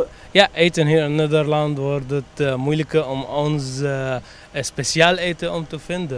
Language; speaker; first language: Dutch; non-native, learner; Arabic